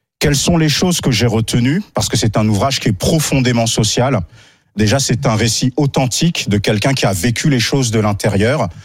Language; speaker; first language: French; native; French